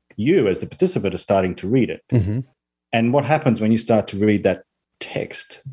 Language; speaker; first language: English; non-native, fluent; Spanish